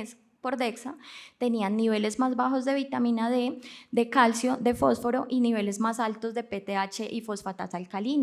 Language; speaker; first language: Spanish; native; Spanish